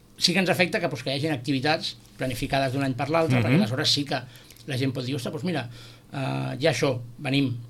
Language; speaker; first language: Catalan; native; Catalan